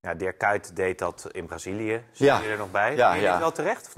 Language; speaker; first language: Dutch; native; Dutch